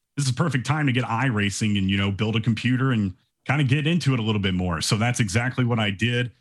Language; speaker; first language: English; native; English